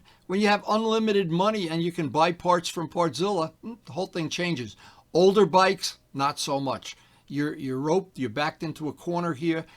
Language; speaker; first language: English; native; English